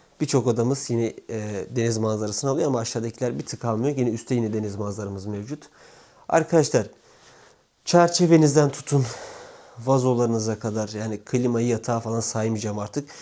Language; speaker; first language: Turkish; native; Turkish